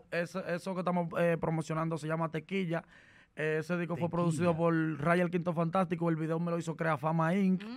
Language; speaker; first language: Spanish; native; Spanish